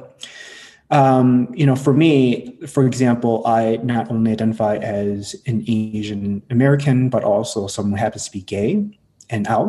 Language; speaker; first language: English; early bilingual, other home language; Hmong